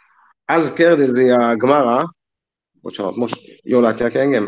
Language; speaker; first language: Hungarian; non-native, learner; Hebrew